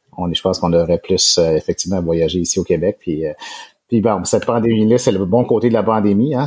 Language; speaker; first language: French; native; French